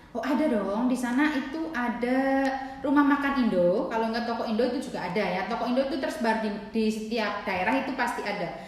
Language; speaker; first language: Indonesian; native; Indonesian